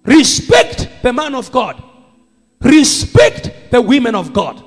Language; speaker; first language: English; non-native, local second language; Swahili